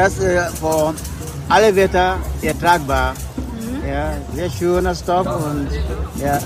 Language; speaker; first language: German; non-native, learner; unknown